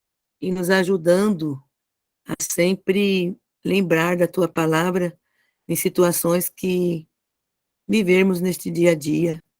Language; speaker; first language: Portuguese; native; Portuguese